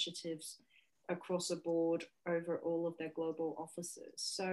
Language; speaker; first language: English; non-native, local second language; Cantonese